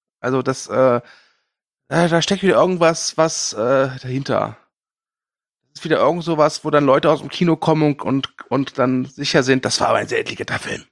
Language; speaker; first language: German; native; German